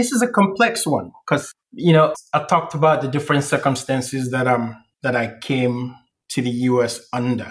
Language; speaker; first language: English; non-native, local second language; Igbo